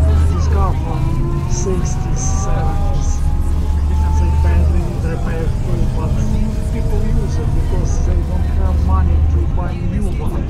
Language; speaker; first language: English; non-native, learner; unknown